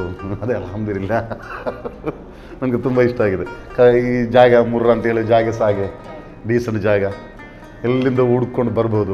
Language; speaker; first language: Kannada; non-native, local second language; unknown